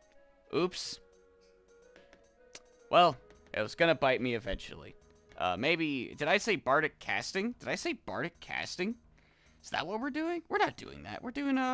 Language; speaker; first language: English; native; English